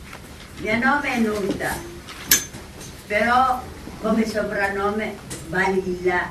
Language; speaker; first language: Italian; non-native, local second language; Somali